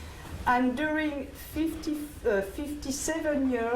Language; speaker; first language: English; non-native, learner; French